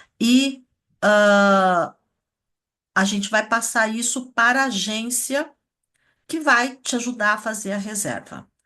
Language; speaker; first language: Portuguese; early bilingual, other home language; Chinese